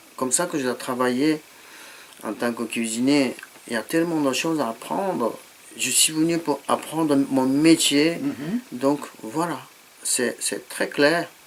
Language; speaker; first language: French; non-native, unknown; Japanese